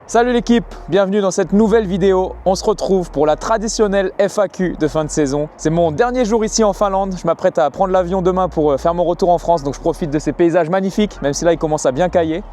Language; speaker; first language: French; native; French